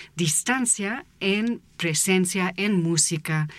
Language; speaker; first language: Spanish; non-native, fluent; English